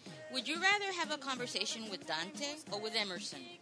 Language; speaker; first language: English; non-native, local second language; Spanish